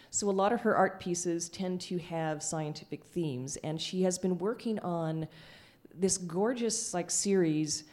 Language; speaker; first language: English; native; English